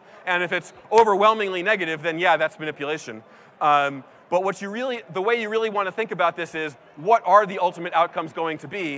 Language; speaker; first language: English; native; English